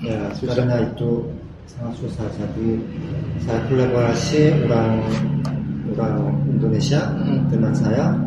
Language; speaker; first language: Indonesian; non-native, learner; Korean